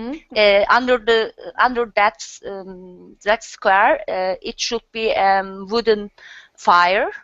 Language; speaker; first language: English; non-native, learner; Turkish